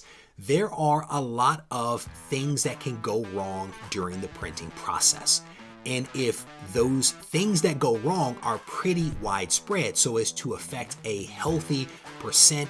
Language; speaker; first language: English; native; English